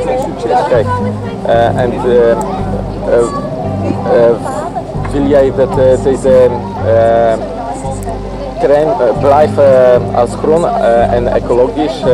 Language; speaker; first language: Dutch; non-native, learner; Polish